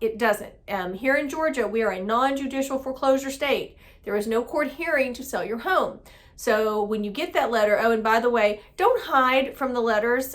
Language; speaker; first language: English; native; English